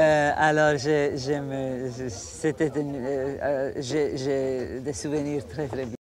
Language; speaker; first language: French; non-native, fluent; Croatian